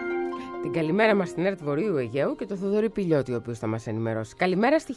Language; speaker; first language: Greek; native; Greek